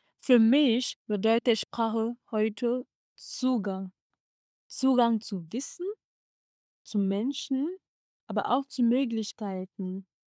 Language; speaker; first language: German; non-native, fluent; French